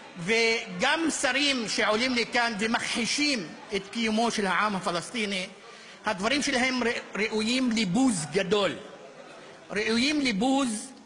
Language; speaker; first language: Hebrew; non-native, local second language; Arabic